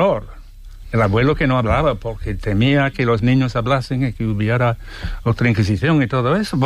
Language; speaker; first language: Spanish; non-native, fluent; English